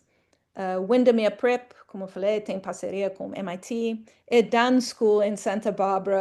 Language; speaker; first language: Portuguese; non-native, fluent; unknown